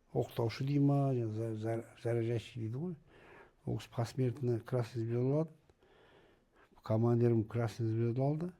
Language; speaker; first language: Kazakh; native; Kazakh